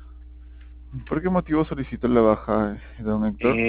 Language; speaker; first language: Spanish; native; Spanish